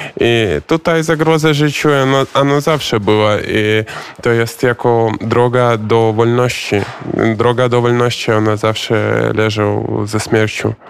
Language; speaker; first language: Polish; non-native, learner; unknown